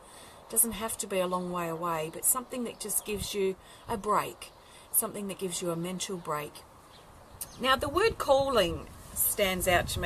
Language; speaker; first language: English; native; English